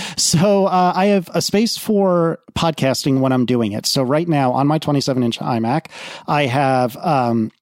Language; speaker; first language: English; native; English